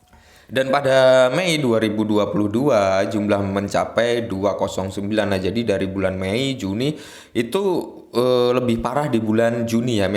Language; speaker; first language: Indonesian; native; Indonesian